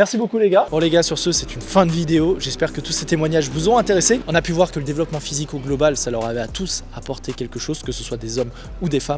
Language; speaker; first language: French; native; French